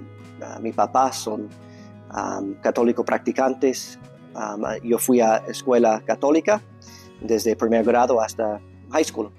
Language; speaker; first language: Spanish; non-native, fluent; English